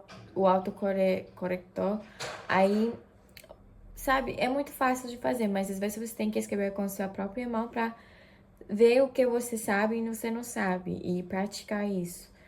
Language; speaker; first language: Portuguese; non-native, fluent; Japanese